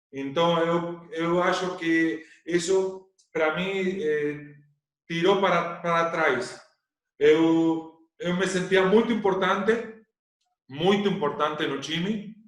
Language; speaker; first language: Portuguese; non-native, learner; Spanish